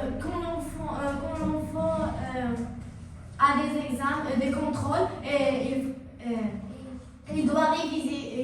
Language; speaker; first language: French; non-native, learner; Arabic